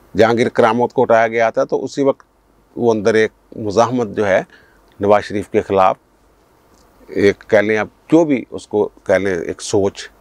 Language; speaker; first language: Urdu; non-native, local second language; Punjabi